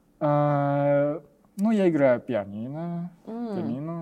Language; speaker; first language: Russian; non-native, learner; Japanese